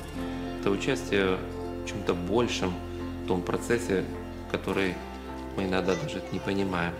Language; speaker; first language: Russian; native; Russian